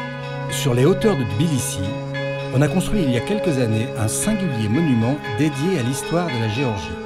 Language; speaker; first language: French; native; French